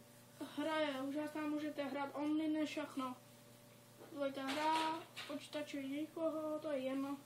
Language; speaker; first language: Czech; non-native, learner; Slovak